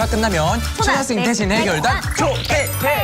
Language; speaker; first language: Korean; native; Korean